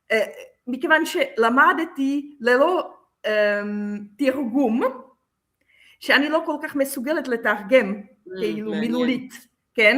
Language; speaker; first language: Hebrew; non-native, fluent; Czech